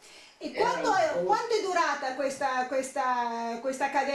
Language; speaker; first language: Italian; native; Italian